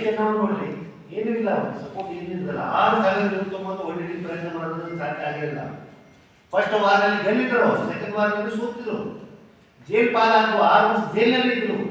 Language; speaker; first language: Kannada; non-native, local second language; Hindi